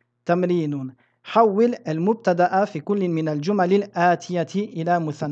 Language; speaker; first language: Arabic; non-native, fluent; French